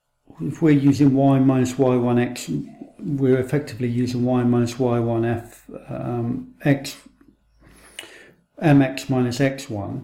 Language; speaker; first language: English; native; English